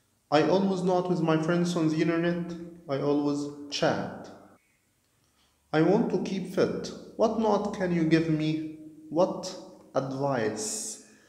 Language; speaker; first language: English; non-native, fluent; Arabic